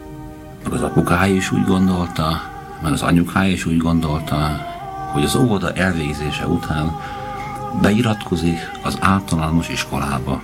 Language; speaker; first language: Hungarian; native; Hungarian